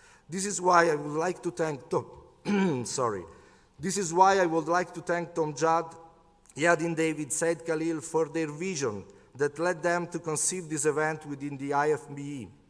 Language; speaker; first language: English; non-native, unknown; Italian